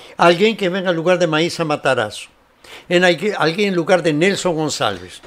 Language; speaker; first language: Portuguese; non-native, fluent; Spanish